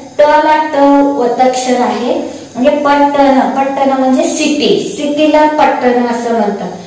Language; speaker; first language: Marathi; non-native, local second language; Kannada